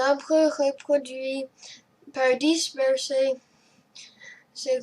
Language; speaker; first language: French; non-native, learner; English